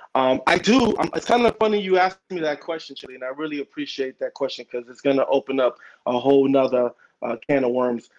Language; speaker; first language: English; early bilingual, other home language; Spanish